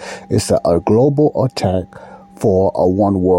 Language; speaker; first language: English; native; English